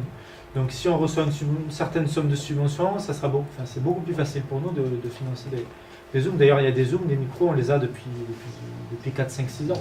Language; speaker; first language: French; native; French